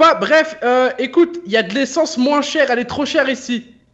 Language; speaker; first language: French; native; French